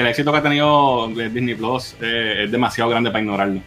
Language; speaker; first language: Spanish; native; Spanish